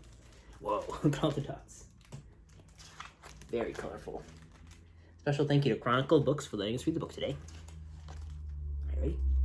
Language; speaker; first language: English; native; English